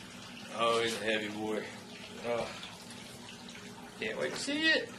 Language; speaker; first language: English; native; English